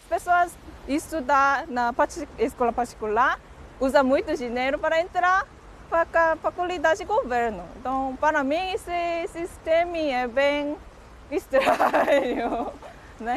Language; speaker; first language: Portuguese; non-native, learner; Korean